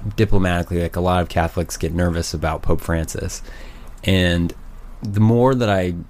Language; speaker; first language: English; native; English